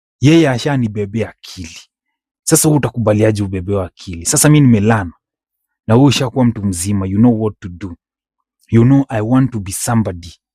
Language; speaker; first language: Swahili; native; Swahili